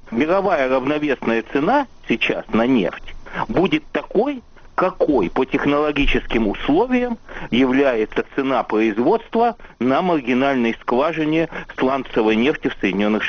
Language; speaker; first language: Russian; native; Russian